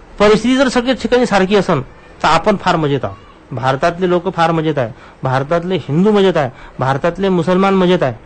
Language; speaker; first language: Marathi; non-native, local second language; Urdu